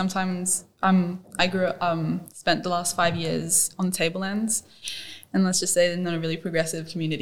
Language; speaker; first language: English; non-native, local second language; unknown